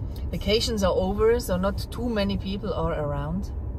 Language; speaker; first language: English; non-native, fluent; German